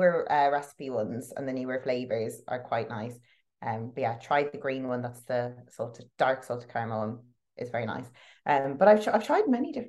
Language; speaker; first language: English; native; English